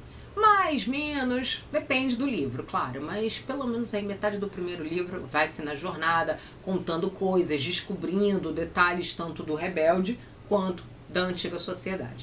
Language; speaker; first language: Portuguese; native; Portuguese